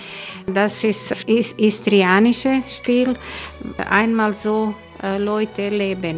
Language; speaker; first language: German; non-native, learner; Croatian